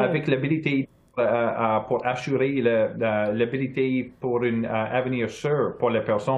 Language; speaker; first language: French; non-native, local second language; English